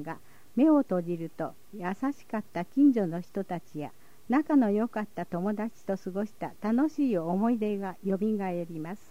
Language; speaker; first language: Japanese; native; Japanese